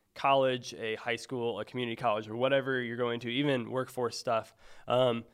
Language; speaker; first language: English; native; English